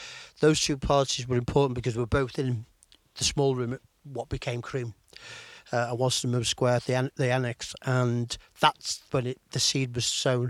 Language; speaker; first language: English; native; English